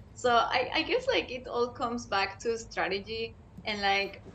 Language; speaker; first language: English; non-native, fluent; Spanish